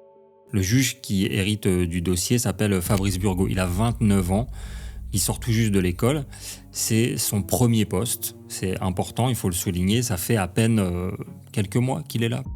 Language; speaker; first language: French; native; French